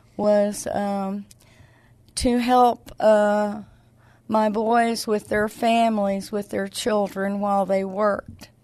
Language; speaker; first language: English; native; English